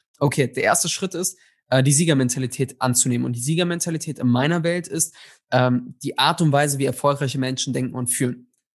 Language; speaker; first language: German; early bilingual, other home language; Tigrinya